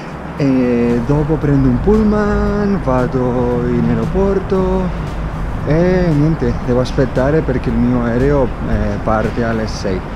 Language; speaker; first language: Italian; non-native, fluent; Spanish